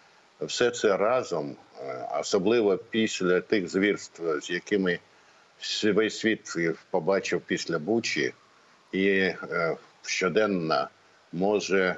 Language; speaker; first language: Ukrainian; native; Ukrainian